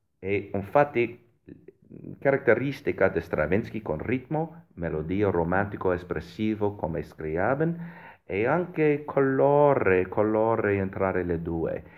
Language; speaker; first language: Italian; non-native, fluent; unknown